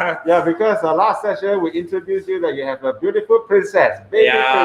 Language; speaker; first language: English; non-native, fluent; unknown